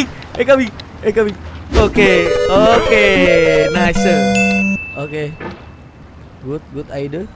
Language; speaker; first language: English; non-native, learner; Indonesian